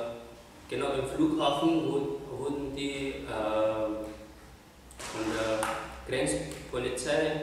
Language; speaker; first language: German; non-native, fluent; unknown